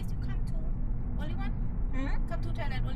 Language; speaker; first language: English; non-native, learner; Thai